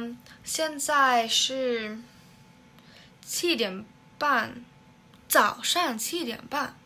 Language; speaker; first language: Chinese; non-native, learner; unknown